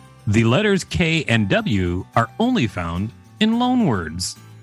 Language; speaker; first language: English; native; English